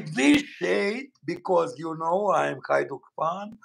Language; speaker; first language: English; non-native, learner; Bosnian